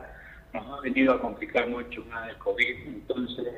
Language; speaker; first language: Spanish; native; Spanish